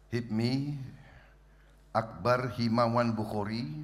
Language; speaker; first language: Indonesian; native; Indonesian